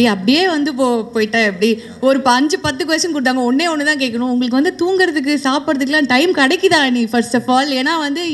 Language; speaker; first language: Tamil; native; Tamil